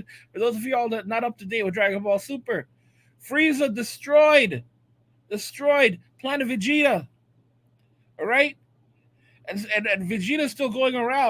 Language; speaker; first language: English; native; English